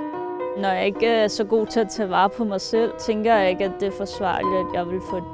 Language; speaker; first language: Danish; native; Danish